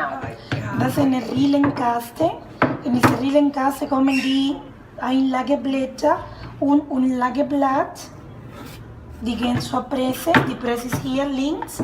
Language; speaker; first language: German; non-native, fluent; Spanish